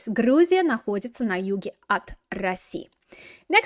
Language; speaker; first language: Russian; non-native, fluent; English